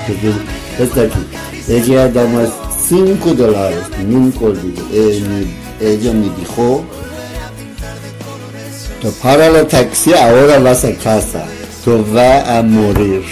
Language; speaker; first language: Spanish; non-native, learner; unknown